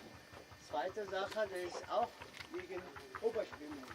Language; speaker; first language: German; non-native, learner; Arabic